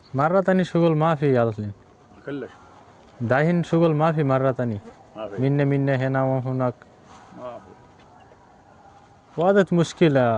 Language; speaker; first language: Arabic; non-native, learner; Bangla